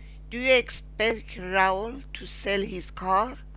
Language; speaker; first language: English; non-native, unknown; Persian